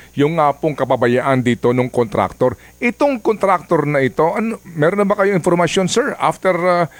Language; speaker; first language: Filipino; native; Filipino